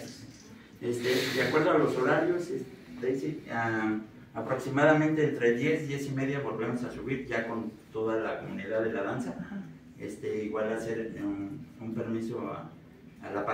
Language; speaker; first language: Spanish; native; Spanish